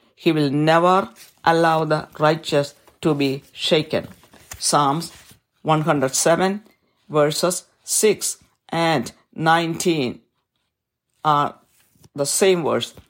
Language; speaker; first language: English; non-native, local second language; Malayalam